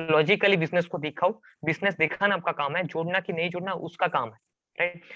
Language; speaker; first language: Hindi; non-native, local second language; Bangla